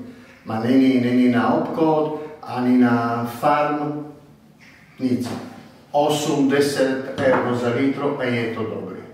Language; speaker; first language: Czech; non-native, learner; Italian